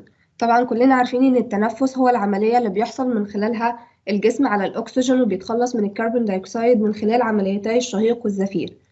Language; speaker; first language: Arabic; native; Arabic